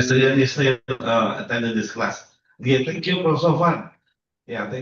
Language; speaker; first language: English; non-native, learner; Indonesian